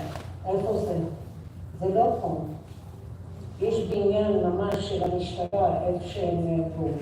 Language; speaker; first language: Hebrew; non-native, fluent; English